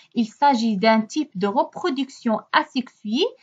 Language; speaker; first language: French; non-native, local second language; Arabic